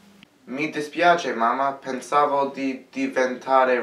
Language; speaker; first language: Italian; non-native, learner; English